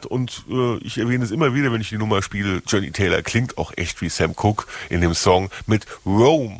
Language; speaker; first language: German; native; German